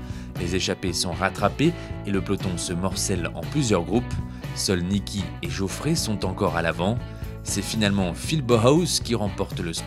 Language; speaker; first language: French; native; French